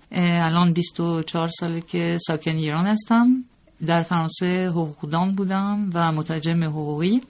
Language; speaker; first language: Persian; non-native, fluent; French